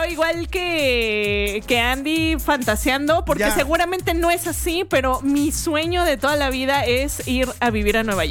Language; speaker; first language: Spanish; native; Spanish